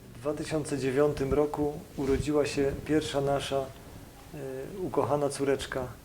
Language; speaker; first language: Polish; native; Polish